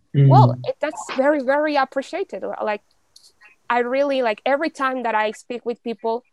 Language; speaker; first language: English; non-native, fluent; Spanish